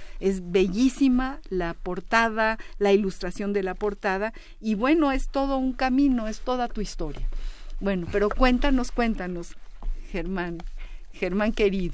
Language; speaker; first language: Spanish; native; Spanish